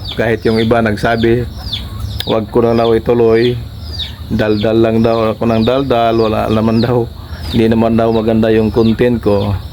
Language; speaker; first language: Filipino; non-native, local second language; Cebuano